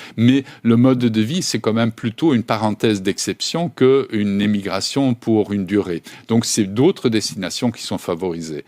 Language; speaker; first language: French; native; French